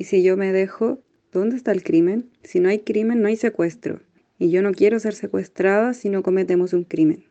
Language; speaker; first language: Portuguese; non-native, fluent; Spanish